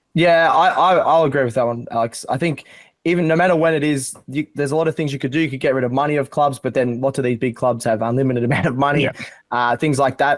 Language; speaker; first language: English; native; English